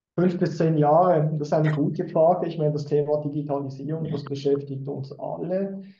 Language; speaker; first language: German; native; German